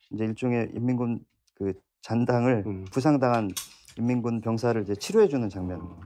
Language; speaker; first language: Korean; native; Korean